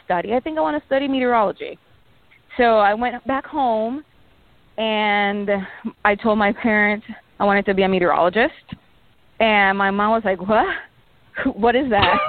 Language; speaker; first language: English; non-native, fluent; Spanish